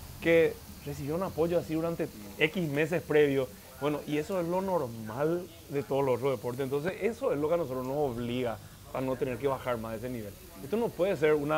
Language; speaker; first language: Spanish; native; Spanish